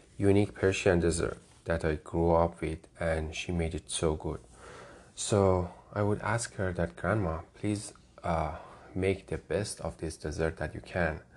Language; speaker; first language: English; non-native, fluent; Persian